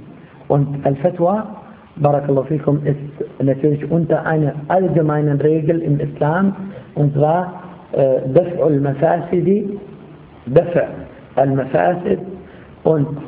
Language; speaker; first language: German; non-native, fluent; Arabic